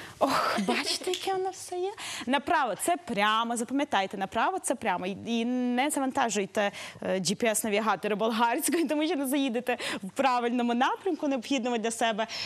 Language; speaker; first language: Ukrainian; native; Ukrainian